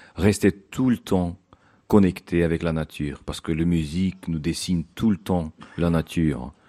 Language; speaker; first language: French; non-native, fluent; Russian